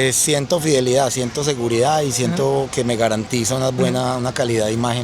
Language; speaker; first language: Spanish; native; Spanish